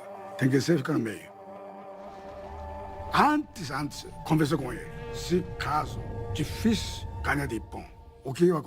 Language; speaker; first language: Portuguese; non-native, learner; Japanese